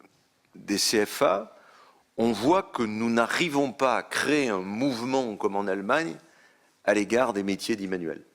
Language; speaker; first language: French; native; French